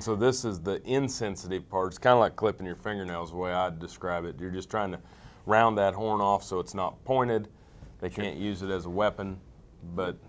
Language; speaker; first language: English; native; English